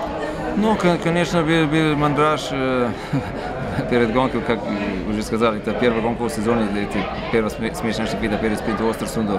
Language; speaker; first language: Russian; non-native, fluent; Slovenian